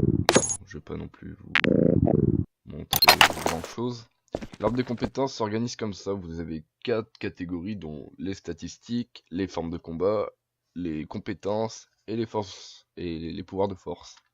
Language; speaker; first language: French; native; French